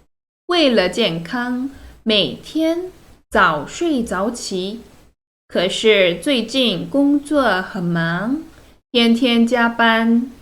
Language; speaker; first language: Chinese; non-native, fluent; Korean